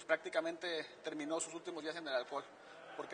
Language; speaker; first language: Spanish; native; Spanish